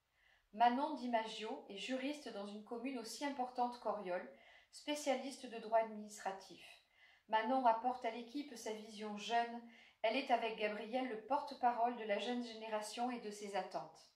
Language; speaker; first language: French; native; French